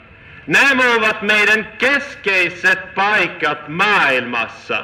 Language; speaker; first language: Finnish; non-native, fluent; Swedish